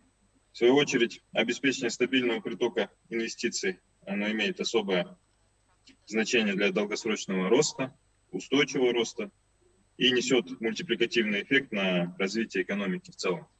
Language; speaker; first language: Russian; native; Russian